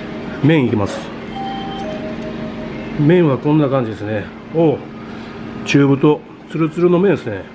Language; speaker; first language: Japanese; native; Japanese